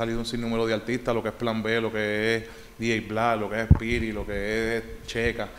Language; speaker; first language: Spanish; native; Spanish